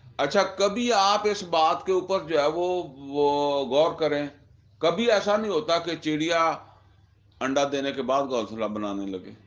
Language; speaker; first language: Urdu; non-native, local second language; Punjabi